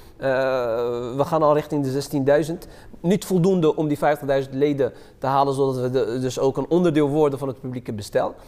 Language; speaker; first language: Dutch; early bilingual, other home language; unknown